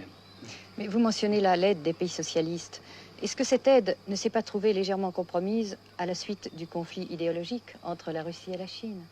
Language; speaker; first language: French; native; French